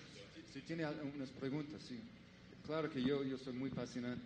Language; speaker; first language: Spanish; non-native, learner; English